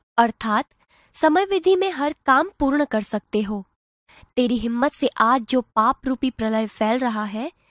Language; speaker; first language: Hindi; non-native, local second language; Gujarati